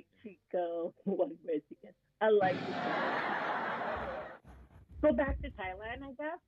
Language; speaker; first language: English; non-native, fluent; Thai